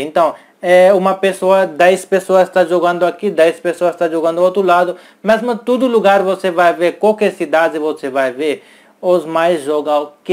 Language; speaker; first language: Portuguese; non-native, learner; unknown